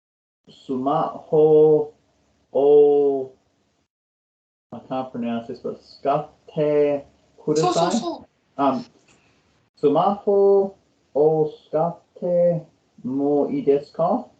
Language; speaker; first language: Japanese; non-native, learner; English